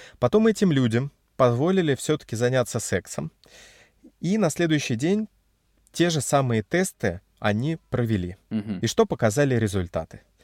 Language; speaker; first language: Russian; native; Russian